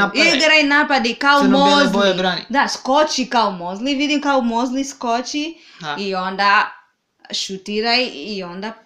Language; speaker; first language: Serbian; non-native, learner; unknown